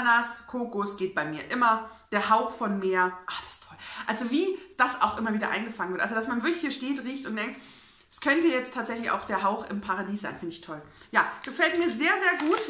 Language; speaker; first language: German; native; German